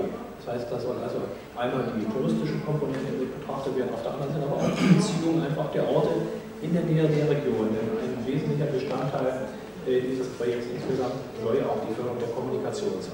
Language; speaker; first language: German; native; German